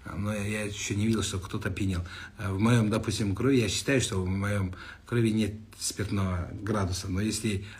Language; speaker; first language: Russian; non-native, local second language; Kazakh